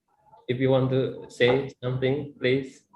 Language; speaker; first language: English; non-native, learner; Indonesian